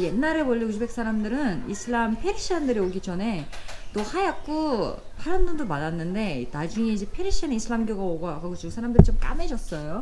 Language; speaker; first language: Korean; non-native, fluent; Uzbek